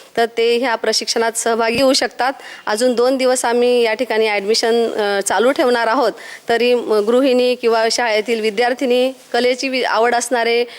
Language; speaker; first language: Marathi; native; Marathi